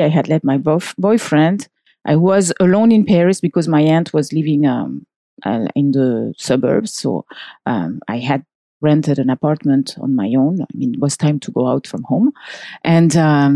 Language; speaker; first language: English; non-native, fluent; French